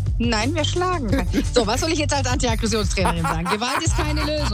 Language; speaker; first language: German; native; German